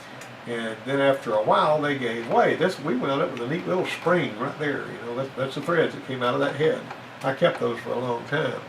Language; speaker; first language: English; native; English